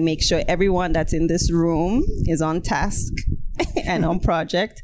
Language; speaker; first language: English; non-native, local second language; Yoruba